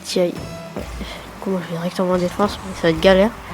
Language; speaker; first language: French; native; French